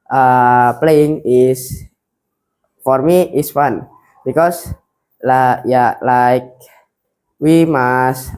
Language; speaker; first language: English; non-native, learner; Indonesian